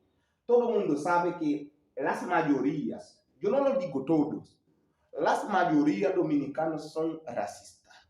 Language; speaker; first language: Spanish; non-native, learner; Haitian Creole